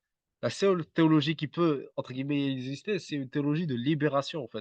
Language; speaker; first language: French; native; French